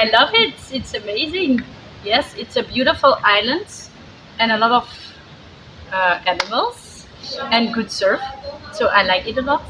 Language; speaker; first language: English; non-native, fluent; Dutch